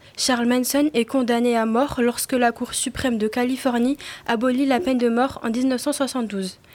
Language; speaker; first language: French; native; French